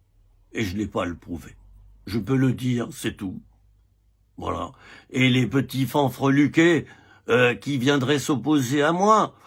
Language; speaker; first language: French; native; French